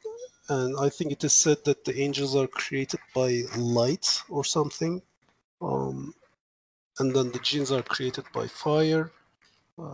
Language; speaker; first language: English; non-native, fluent; Turkish